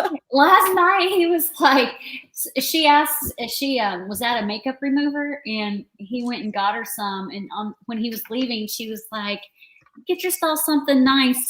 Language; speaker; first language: English; native; English